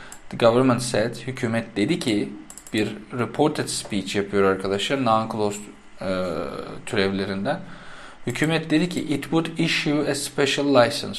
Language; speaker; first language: English; non-native, fluent; Turkish